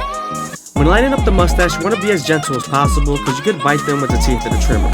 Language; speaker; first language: English; native; English